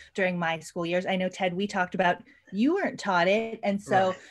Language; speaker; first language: English; native; English